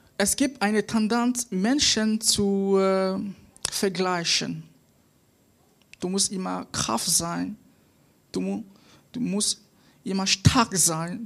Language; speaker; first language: German; non-native, fluent; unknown